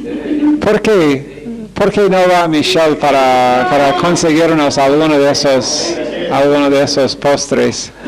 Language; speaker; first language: Spanish; non-native, fluent; English